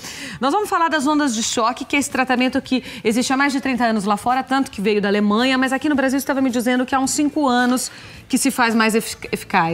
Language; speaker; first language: Portuguese; native; Portuguese